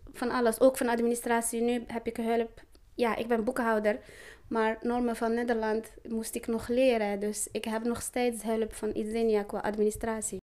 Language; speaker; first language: Dutch; non-native, learner; Arabic